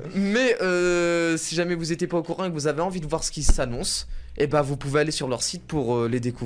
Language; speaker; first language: French; native; French